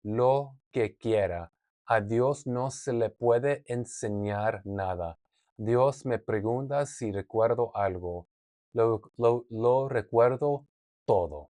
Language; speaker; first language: Spanish; non-native, learner; English